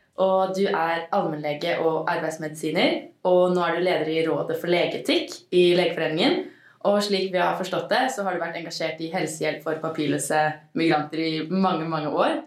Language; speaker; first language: Norwegian; native; Norwegian